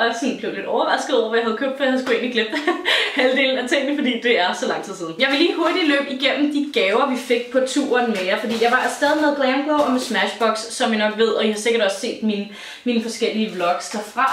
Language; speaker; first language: Danish; native; Danish